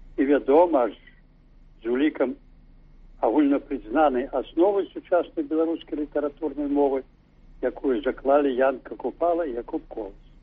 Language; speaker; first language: Belarusian; native; Belarusian